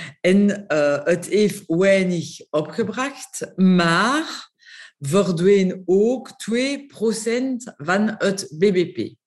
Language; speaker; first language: Dutch; non-native, local second language; French